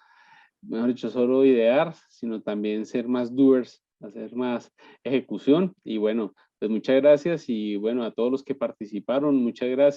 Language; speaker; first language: Spanish; native; Spanish